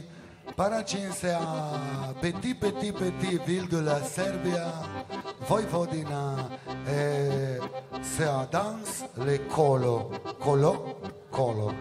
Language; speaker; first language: French; non-native, learner; Italian